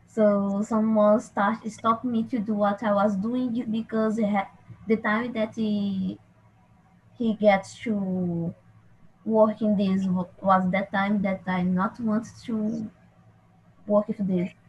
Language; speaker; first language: English; non-native, learner; Portuguese